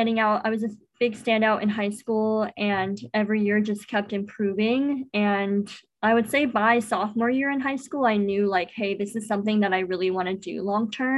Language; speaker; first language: English; native; English